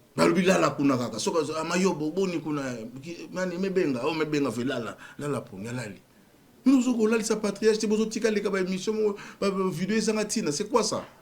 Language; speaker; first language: Lingala; native; Lingala